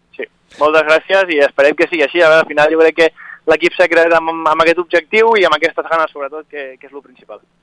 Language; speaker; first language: Catalan; native; Catalan